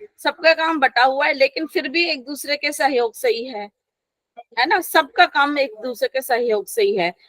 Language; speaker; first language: Hindi; native; Hindi